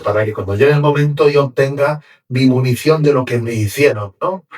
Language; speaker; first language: Spanish; native; Spanish